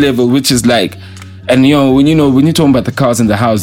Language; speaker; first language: English; non-native, local second language; Zulu